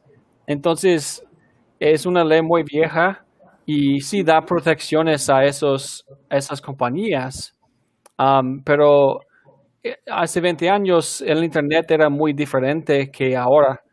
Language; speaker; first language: Spanish; non-native, fluent; English